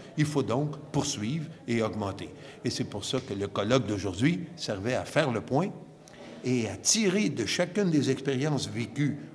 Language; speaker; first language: French; native; French